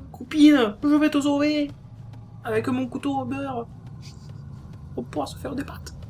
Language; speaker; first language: French; native; French